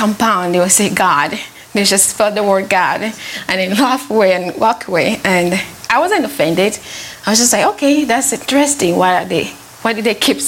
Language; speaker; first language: English; non-native, fluent; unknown